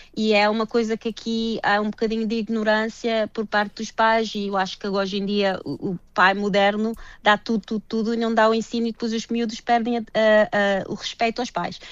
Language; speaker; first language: Portuguese; early bilingual, heritage; Portuguese